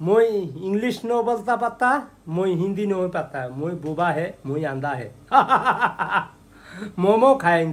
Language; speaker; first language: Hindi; non-native, learner; Bangla